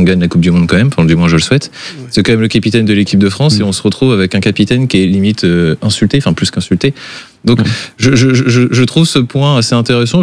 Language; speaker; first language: French; native; French